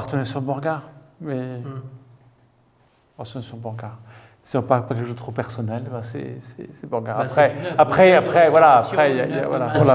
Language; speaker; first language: French; native; French